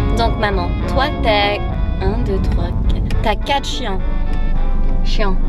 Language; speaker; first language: French; non-native, fluent; English